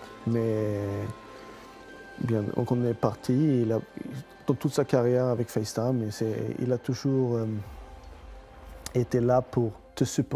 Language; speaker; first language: French; non-native, fluent; Swedish